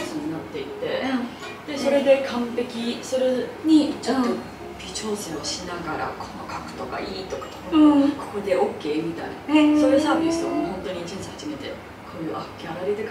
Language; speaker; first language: Japanese; non-native, fluent; Chinese